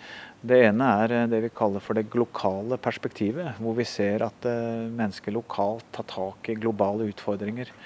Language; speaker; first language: Norwegian; native; Norwegian